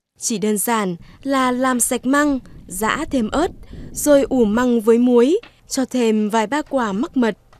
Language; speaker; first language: Vietnamese; native; Vietnamese